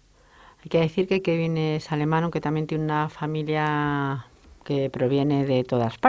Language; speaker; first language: Spanish; native; Spanish